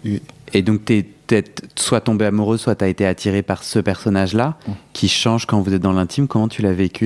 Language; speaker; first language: French; native; French